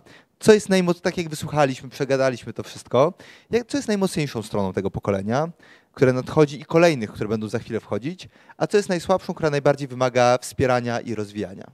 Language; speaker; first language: Polish; native; Polish